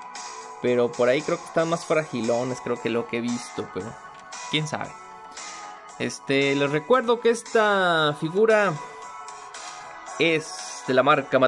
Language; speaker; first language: Spanish; native; Spanish